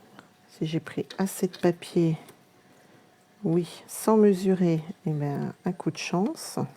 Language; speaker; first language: French; native; French